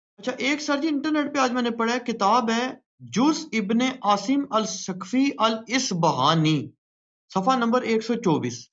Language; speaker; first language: Urdu; native; Urdu